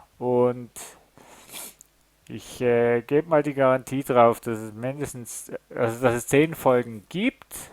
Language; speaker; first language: German; native; German